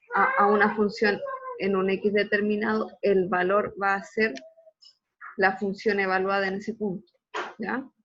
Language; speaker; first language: Spanish; native; Spanish